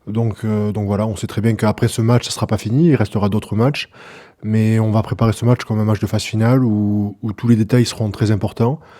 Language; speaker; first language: French; native; French